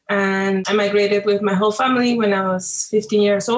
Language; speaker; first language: English; non-native, fluent; Spanish